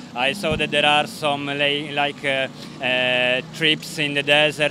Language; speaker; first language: English; non-native, fluent; Italian